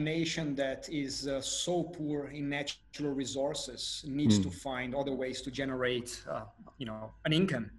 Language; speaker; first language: English; non-native, fluent; Portuguese